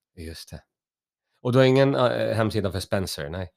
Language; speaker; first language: Swedish; native; Swedish